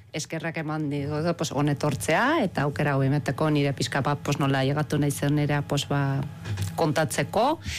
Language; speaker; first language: Basque; non-native, fluent; Spanish